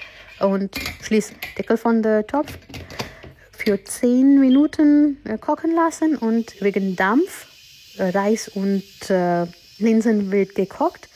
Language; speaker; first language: German; non-native, fluent; Gujarati